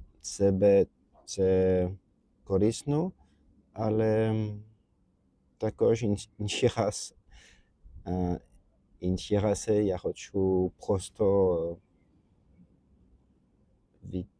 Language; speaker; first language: Ukrainian; non-native, learner; French